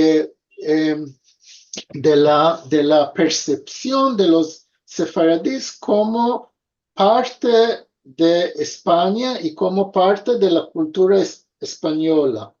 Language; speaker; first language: Spanish; early bilingual, heritage; Ladino